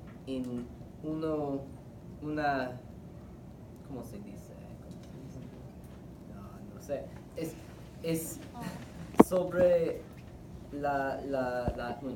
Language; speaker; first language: Spanish; non-native, learner; English